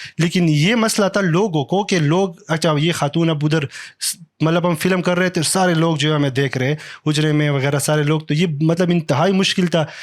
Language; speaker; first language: Urdu; non-native, local second language; Pashto